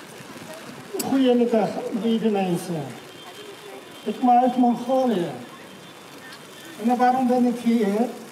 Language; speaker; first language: Dutch; non-native, learner; Mongolian